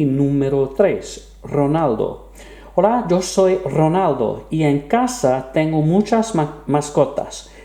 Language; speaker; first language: Spanish; non-native, fluent; English